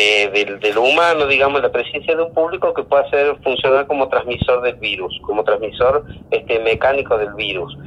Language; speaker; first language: Spanish; native; Spanish